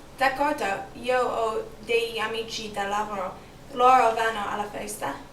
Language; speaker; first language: Italian; non-native, learner; English